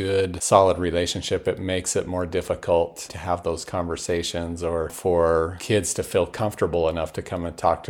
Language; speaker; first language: English; native; English